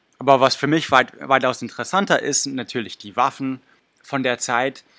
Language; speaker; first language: German; non-native, fluent; English